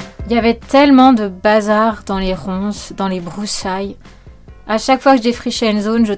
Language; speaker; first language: French; native; French